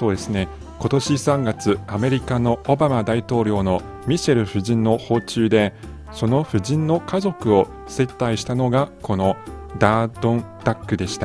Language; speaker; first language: Japanese; non-native, fluent; Chinese